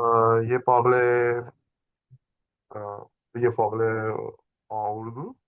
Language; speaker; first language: French; non-native, learner; Urdu